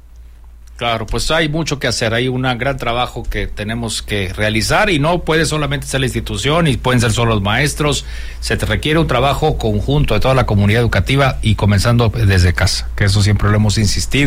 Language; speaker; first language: Spanish; native; Spanish